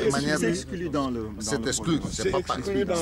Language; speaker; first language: French; non-native, fluent; Italian